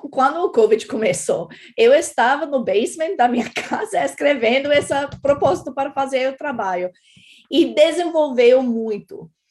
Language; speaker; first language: Portuguese; non-native, fluent; English